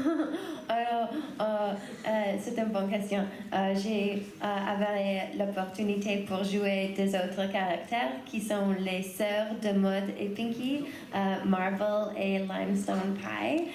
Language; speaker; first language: French; non-native, learner; English